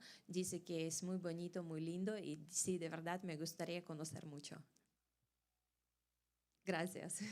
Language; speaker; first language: Spanish; non-native, fluent; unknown